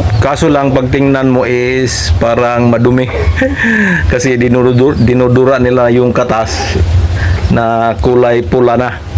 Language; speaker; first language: Filipino; non-native, local second language; Cebuano